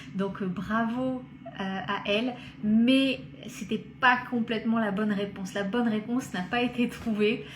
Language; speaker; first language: French; native; French